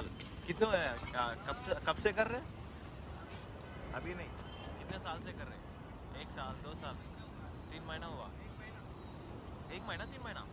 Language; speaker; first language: Hindi; non-native, local second language; Telugu